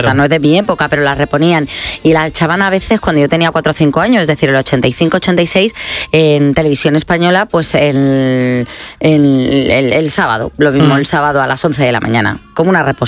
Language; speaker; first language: Spanish; native; Spanish